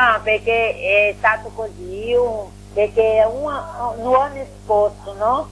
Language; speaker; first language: Italian; non-native, learner; Portuguese